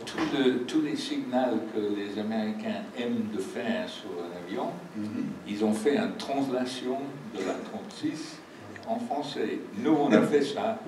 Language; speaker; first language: French; non-native, fluent; English